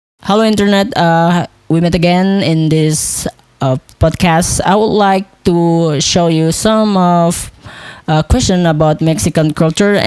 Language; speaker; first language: English; non-native, local second language; Indonesian